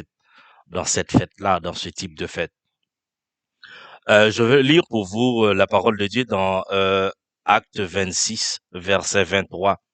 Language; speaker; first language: French; non-native, local second language; Haitian Creole